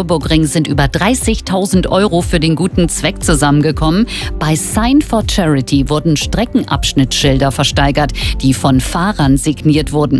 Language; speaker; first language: German; native; German